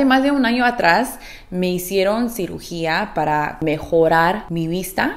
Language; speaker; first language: Spanish; early bilingual, heritage; Spanish